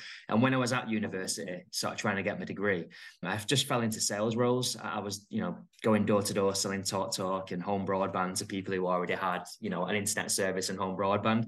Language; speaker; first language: English; native; English